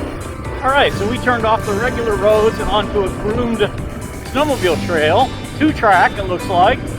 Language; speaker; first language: English; native; English